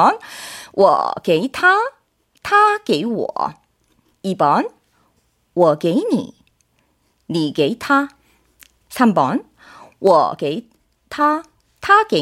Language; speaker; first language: Chinese; non-native, fluent; Korean